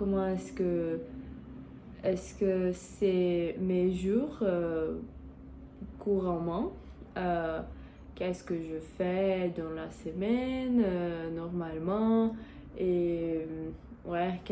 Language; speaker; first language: French; non-native, learner; Portuguese